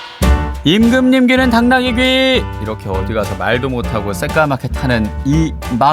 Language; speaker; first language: Korean; native; Korean